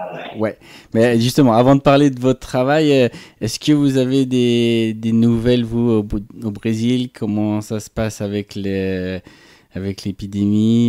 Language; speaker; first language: French; native; French